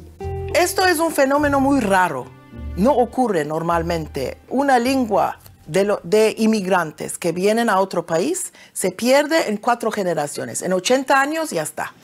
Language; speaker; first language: Spanish; early bilingual, heritage; Ladino